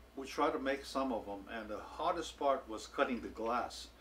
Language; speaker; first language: English; native; English